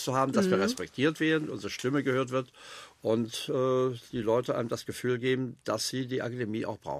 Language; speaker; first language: German; native; German